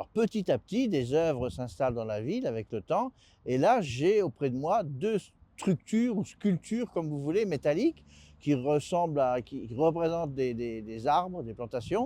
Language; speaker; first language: French; native; French